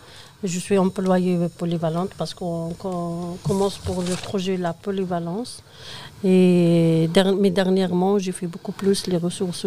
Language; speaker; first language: French; non-native, fluent; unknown